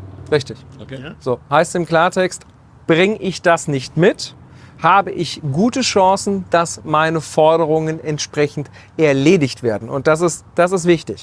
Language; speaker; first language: German; native; German